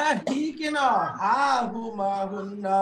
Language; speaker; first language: Arabic; non-native, fluent; Bangla